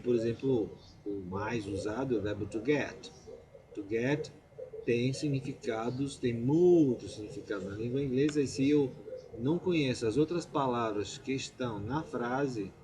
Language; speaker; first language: Portuguese; non-native, fluent; Italian